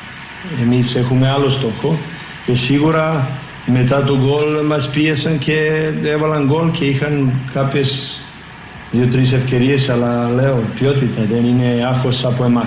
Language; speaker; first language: Greek; non-native, fluent; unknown